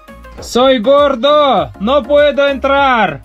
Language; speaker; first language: Spanish; non-native, fluent; Russian